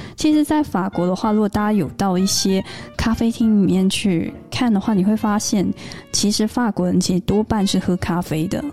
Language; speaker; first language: Chinese; native; Chinese